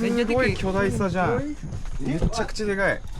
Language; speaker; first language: Japanese; native; Japanese